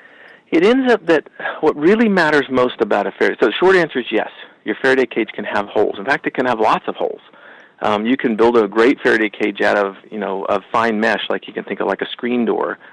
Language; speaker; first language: English; native; English